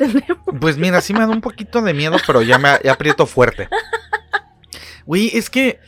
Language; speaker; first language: Spanish; native; Spanish